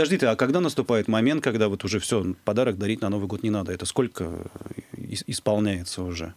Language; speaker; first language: Russian; native; Russian